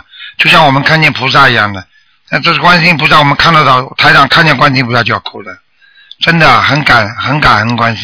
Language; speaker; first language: Chinese; native; Chinese